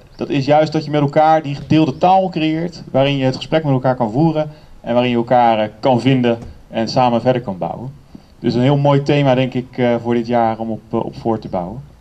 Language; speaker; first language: Dutch; native; Dutch